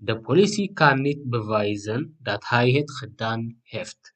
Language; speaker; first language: Dutch; non-native, learner; Tigrinya